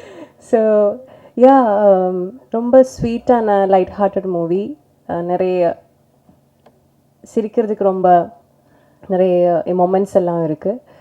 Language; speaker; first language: Tamil; non-native, learner; Malayalam